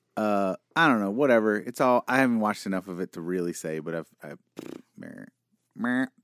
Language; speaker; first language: English; native; English